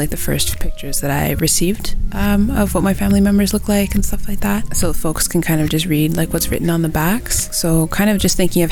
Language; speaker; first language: English; native; English